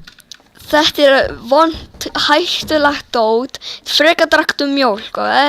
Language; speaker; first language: Icelandic; early bilingual, heritage; Swedish